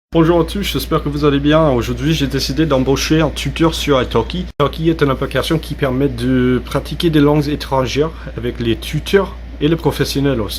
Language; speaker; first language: French; non-native, fluent; English